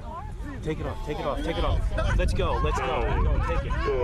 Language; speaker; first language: English; native; English